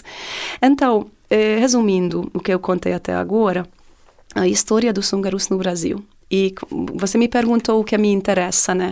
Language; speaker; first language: Portuguese; non-native, fluent; Hungarian